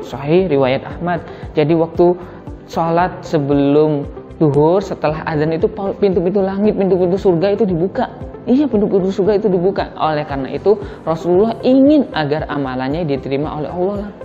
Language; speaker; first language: Indonesian; native; Indonesian